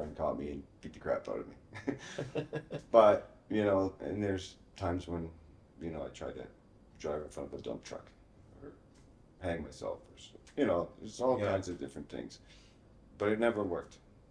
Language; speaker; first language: English; native; English